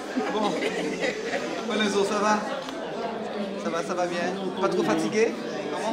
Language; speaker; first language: French; native; French